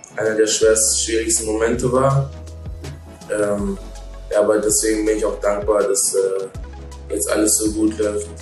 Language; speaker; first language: German; native; German